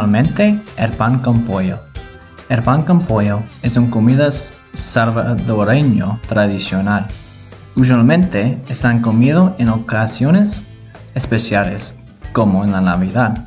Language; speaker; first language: Spanish; non-native, learner; English